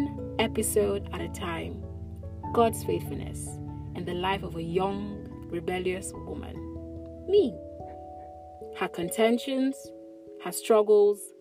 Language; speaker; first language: English; non-native, local second language; Igbo